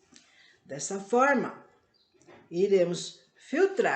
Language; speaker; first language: Portuguese; native; Portuguese